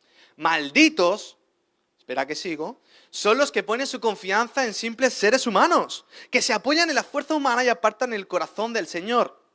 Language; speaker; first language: Spanish; native; Spanish